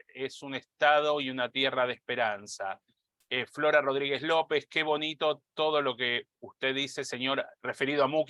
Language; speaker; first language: Spanish; native; Spanish